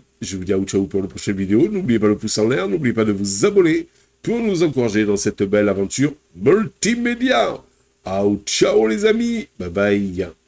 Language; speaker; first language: French; native; French